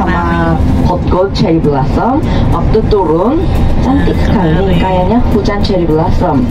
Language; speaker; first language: Indonesian; non-native, fluent; Korean